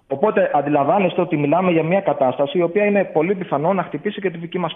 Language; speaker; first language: Greek; native; Greek